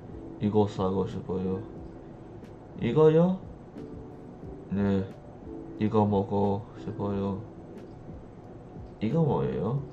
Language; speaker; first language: Korean; non-native, learner; English